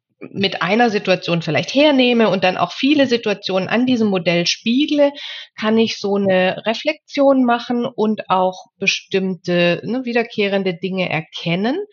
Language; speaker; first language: German; native; German